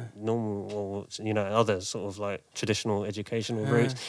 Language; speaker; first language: English; native; English